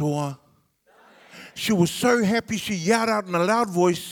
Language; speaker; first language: English; non-native, local second language; Samoan